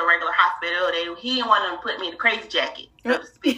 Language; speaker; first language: English; native; English